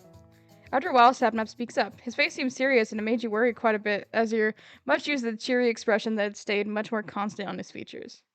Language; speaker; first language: English; native; English